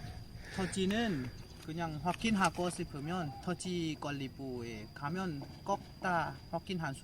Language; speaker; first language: Korean; non-native, learner; Lao